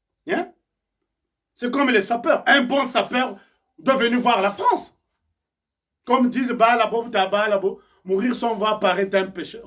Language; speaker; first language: French; non-native, local second language; Kongo